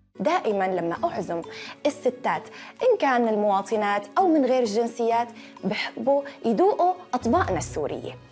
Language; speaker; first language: Arabic; native; Arabic